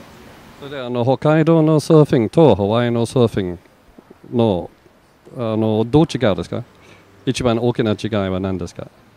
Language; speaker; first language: Japanese; non-native, learner; English